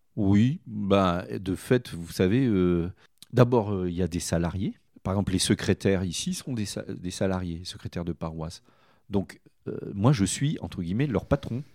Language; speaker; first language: French; native; French